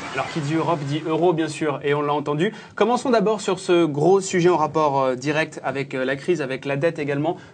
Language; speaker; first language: French; native; French